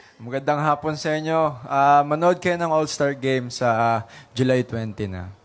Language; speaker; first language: Filipino; native; Filipino